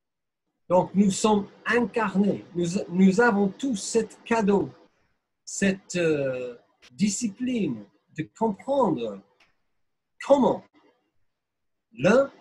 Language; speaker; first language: French; non-native, fluent; English